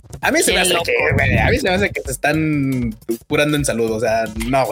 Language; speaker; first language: Spanish; native; Spanish